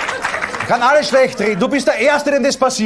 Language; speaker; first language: German; native; German